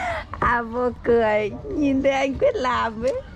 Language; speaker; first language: Vietnamese; native; Vietnamese